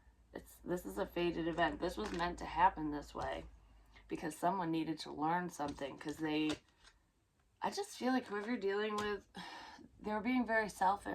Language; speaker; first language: English; native; English